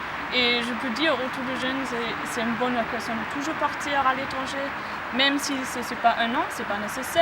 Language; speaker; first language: French; non-native, fluent; German